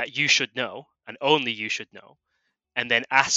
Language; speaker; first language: English; native; English